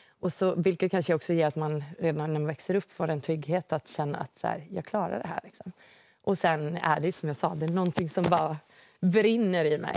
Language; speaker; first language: Swedish; native; Swedish